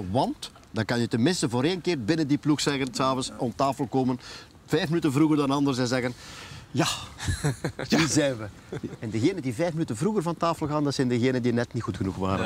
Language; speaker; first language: Dutch; native; Dutch